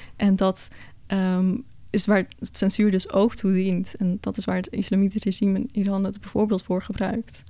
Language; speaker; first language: Dutch; early bilingual, other home language; Persian